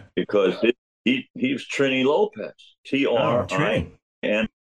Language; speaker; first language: English; native; English